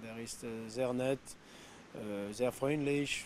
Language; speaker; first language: German; non-native, local second language; French